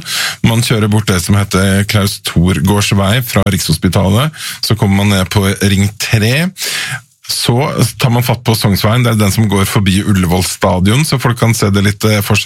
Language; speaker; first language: Norwegian; native; Norwegian